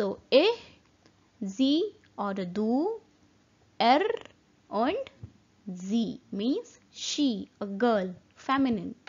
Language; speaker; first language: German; non-native, fluent; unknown